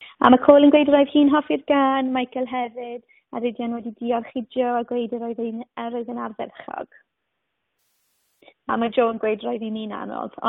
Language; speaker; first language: Welsh; native; Welsh